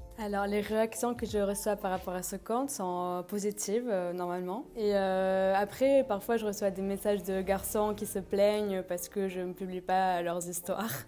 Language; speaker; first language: French; non-native, fluent; Spanish